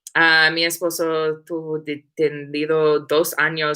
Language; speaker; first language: Spanish; non-native, learner; English